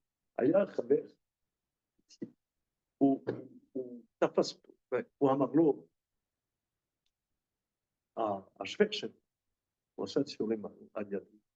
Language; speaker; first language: Hebrew; non-native, fluent; French